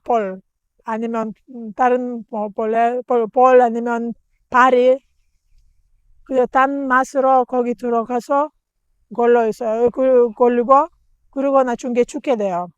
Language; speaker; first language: Korean; non-native, learner; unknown